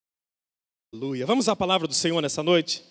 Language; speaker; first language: Portuguese; native; Portuguese